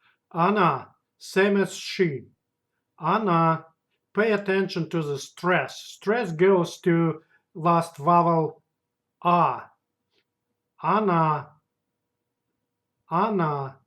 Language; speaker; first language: English; non-native, fluent; Russian